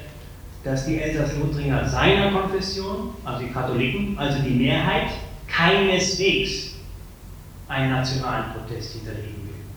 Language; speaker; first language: German; native; German